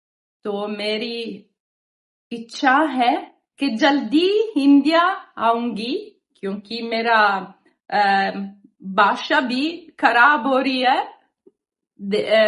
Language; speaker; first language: Hindi; non-native, learner; Italian